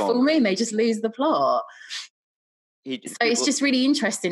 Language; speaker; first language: English; native; English